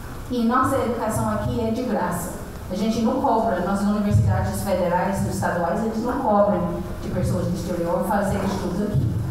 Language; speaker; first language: Portuguese; non-native, fluent; English